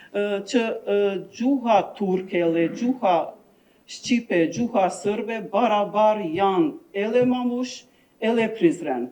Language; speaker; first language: Albanian; non-native, local second language; Turkish